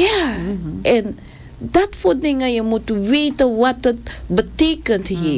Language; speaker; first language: Dutch; non-native, local second language; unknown